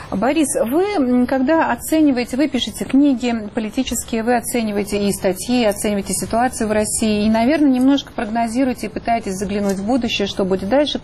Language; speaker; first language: Russian; native; Russian